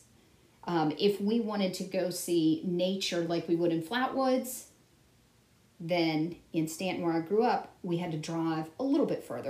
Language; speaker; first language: English; native; English